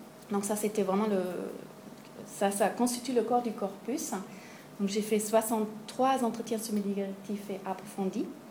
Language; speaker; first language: French; non-native, fluent; German